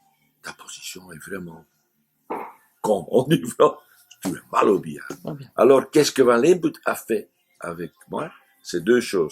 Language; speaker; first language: French; non-native, fluent; Dutch